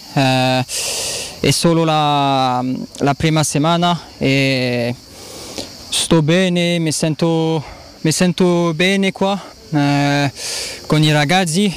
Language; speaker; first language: Italian; non-native, learner; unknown